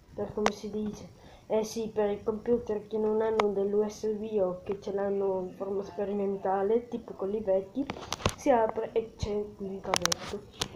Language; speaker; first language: Italian; native; Italian